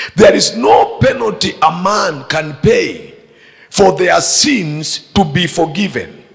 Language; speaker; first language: English; non-native, local second language; Swahili